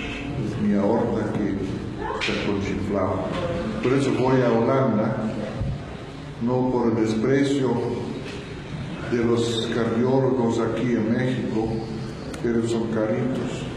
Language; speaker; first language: Spanish; non-native, fluent; Dutch